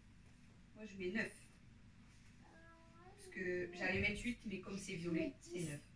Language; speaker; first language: French; native; French